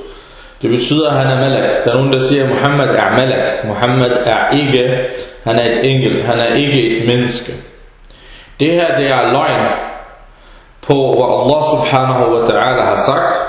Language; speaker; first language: Danish; early bilingual, other home language; Arabic